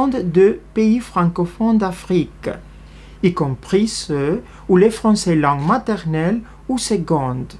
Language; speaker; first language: French; non-native, fluent; Spanish